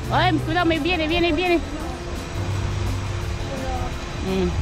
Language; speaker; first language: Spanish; non-native, learner; Filipino